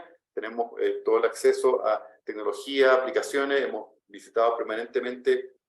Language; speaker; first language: Spanish; native; Spanish